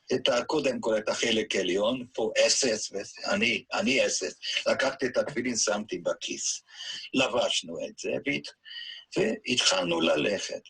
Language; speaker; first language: Hebrew; non-native, fluent; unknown